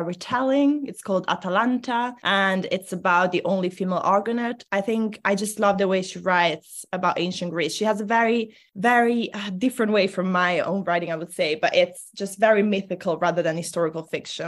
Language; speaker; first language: English; non-native, fluent; Italian